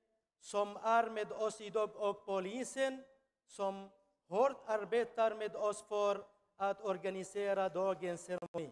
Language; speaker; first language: Swedish; non-native, learner; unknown